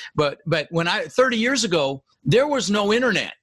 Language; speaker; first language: English; early bilingual, other home language; Dutch